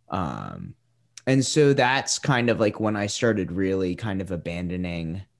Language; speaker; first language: English; native; English